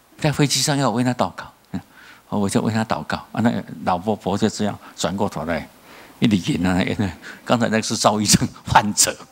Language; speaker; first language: Chinese; native; Chinese